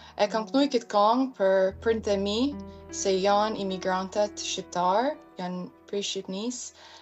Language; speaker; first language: Albanian; early bilingual, heritage; Albanian